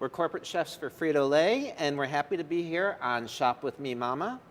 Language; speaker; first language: English; native; English